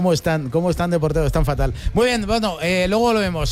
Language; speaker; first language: Spanish; native; Spanish